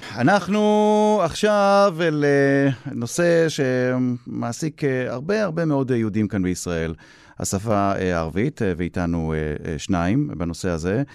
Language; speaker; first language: Hebrew; native; Hebrew